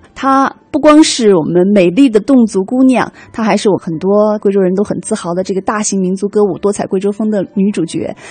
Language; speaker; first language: Chinese; native; Chinese